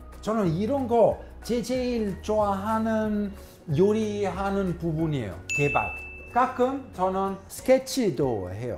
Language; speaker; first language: Korean; non-native, fluent; Italian